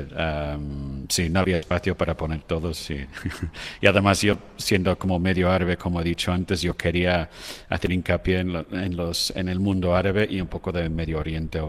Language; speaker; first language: Spanish; non-native, fluent; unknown